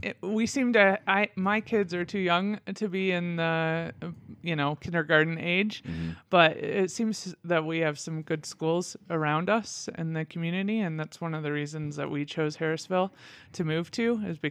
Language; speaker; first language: English; native; English